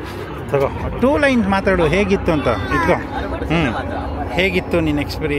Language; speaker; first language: Kannada; native; Kannada